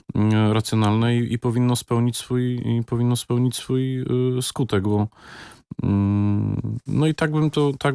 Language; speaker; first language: Polish; native; Polish